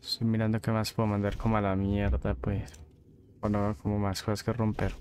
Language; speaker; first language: Spanish; native; Spanish